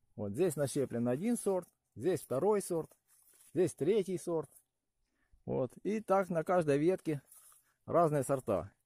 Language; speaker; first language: Russian; non-native, local second language; Ukrainian